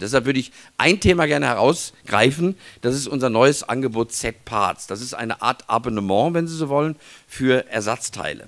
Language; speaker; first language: German; native; German